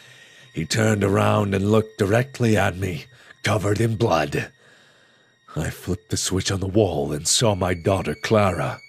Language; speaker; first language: English; native; English